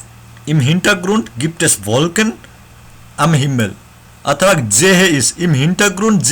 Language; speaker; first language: German; non-native, learner; Nepali